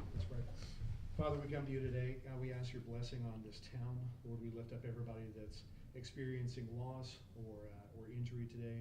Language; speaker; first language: English; native; English